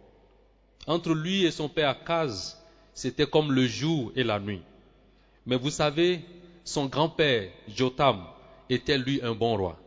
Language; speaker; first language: French; non-native, local second language; Swahili